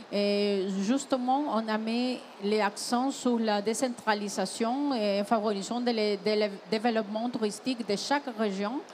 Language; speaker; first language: French; non-native, fluent; Spanish